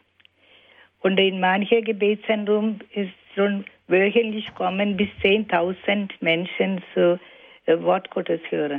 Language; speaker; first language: German; non-native, fluent; Malayalam